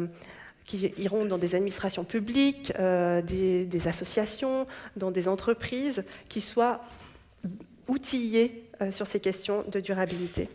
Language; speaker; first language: French; native; French